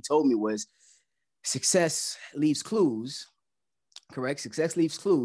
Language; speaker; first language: English; early bilingual, other home language; Haitian Creole